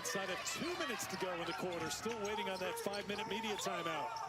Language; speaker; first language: English; native; English